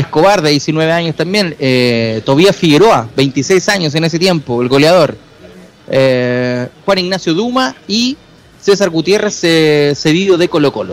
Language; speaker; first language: Spanish; native; Spanish